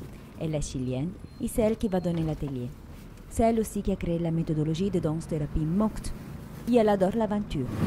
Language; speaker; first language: French; non-native, fluent; Italian